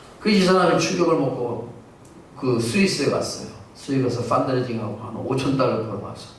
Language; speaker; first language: Korean; native; Korean